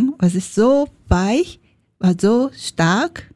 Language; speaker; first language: German; non-native, learner; Japanese